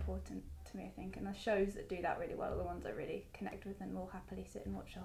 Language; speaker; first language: English; native; English